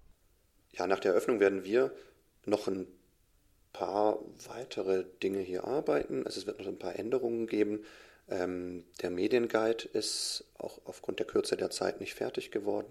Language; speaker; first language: German; native; German